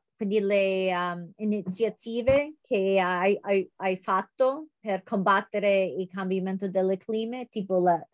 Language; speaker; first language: Italian; non-native, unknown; English